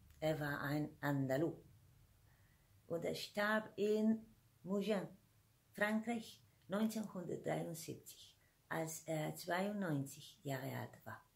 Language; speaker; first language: German; non-native, fluent; Spanish